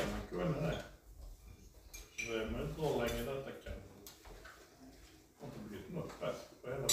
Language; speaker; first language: Swedish; native; Swedish